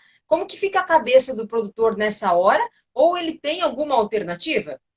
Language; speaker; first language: Portuguese; native; Portuguese